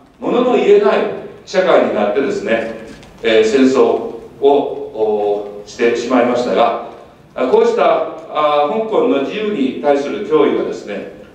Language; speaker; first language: Japanese; native; Japanese